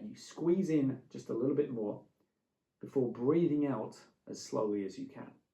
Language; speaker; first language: English; native; English